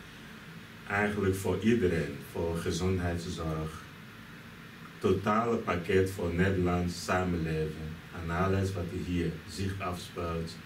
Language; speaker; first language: Dutch; non-native, fluent; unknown